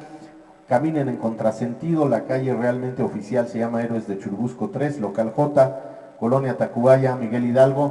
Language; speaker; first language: Spanish; native; Spanish